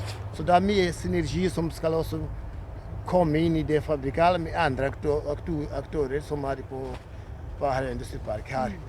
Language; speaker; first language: Norwegian; non-native, fluent; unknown